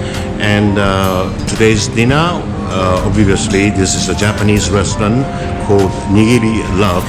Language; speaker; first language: English; non-native, fluent; Khmer